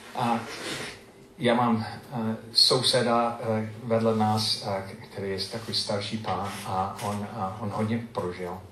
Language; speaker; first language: Czech; non-native, fluent; English